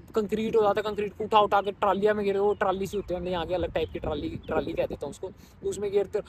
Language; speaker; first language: Hindi; native; Hindi